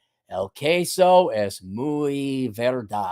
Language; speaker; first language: Spanish; non-native, learner; English